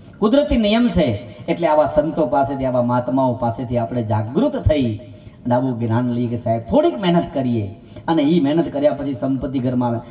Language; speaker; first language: Gujarati; non-native, local second language; Kachhi